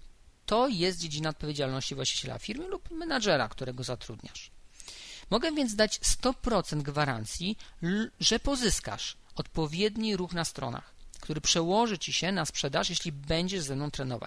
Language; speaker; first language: Polish; native; Polish